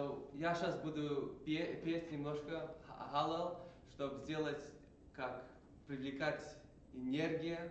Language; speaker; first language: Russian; early bilingual, heritage; English